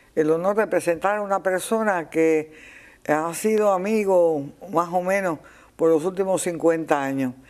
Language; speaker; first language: Spanish; native; Spanish